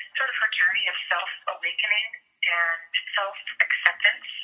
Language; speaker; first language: English; native; English